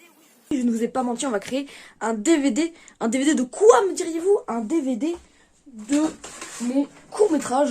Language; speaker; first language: French; native; French